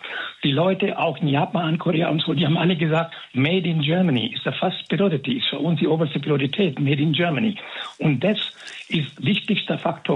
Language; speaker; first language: German; non-native, fluent; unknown